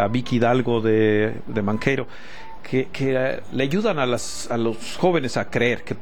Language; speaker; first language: Spanish; native; Spanish